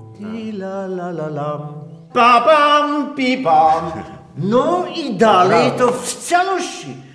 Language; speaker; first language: Polish; non-native, fluent; Armenian